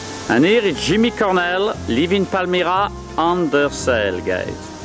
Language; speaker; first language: English; non-native, learner; French